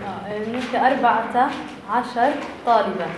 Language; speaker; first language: Arabic; non-native, learner; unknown